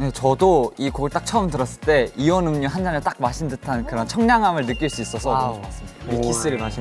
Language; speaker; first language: Korean; native; Korean